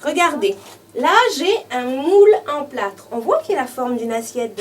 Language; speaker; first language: French; native; French